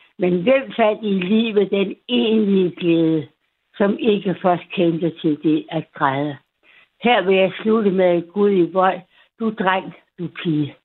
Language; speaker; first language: Danish; native; Danish